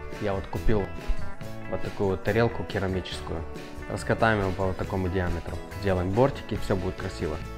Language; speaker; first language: Russian; early bilingual, heritage; Russian